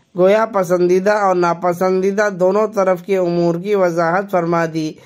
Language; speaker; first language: Hindi; native; Hindi